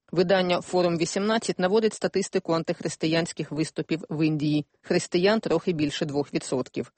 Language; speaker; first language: Ukrainian; native; Ukrainian